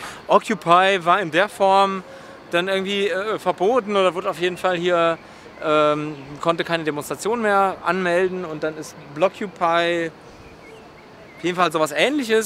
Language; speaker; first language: German; native; German